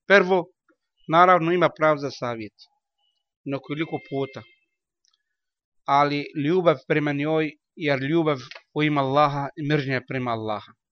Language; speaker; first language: Bosnian; non-native, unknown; Arabic